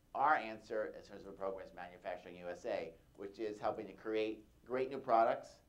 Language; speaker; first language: English; native; English